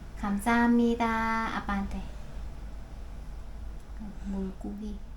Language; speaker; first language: Korean; non-native, learner; Vietnamese